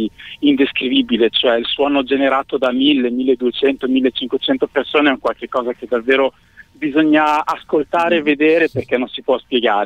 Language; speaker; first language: Italian; native; Italian